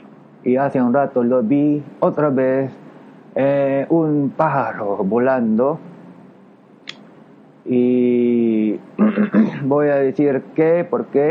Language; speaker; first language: Spanish; non-native, learner; Japanese